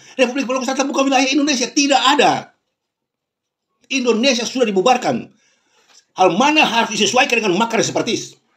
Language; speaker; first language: Indonesian; native; Indonesian